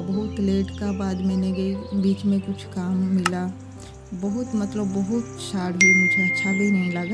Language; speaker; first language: Hindi; non-native, local second language; Odia